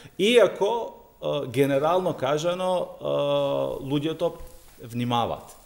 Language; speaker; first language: Macedonian; non-native, local second language; Albanian